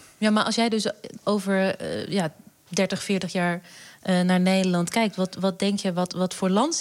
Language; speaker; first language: Dutch; native; Dutch